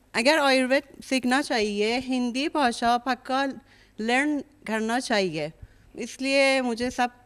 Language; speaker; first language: Hindi; non-native, learner; Persian